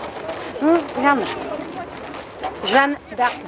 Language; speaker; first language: French; native; French